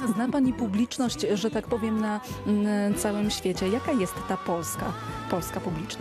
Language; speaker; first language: Polish; native; Polish